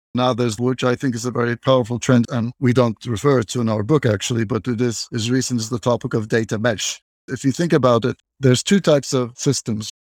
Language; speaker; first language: English; non-native, fluent; Turkish